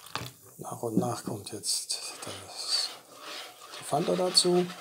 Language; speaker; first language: German; native; German